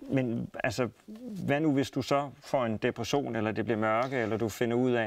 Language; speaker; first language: Danish; native; Danish